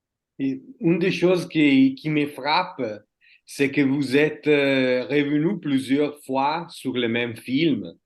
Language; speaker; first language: French; non-native, fluent; Italian